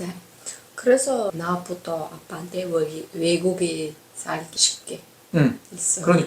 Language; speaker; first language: Korean; non-native, learner; Uzbek